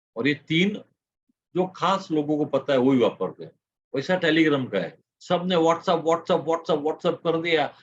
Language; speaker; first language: Hindi; non-native, local second language; Gujarati